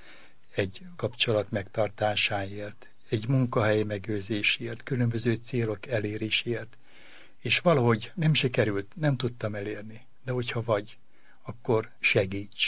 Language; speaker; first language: Hungarian; native; Hungarian